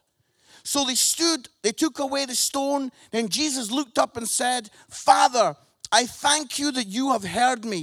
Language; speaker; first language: English; native; English